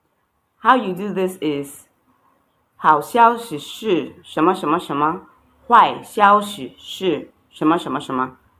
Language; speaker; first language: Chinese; non-native, fluent; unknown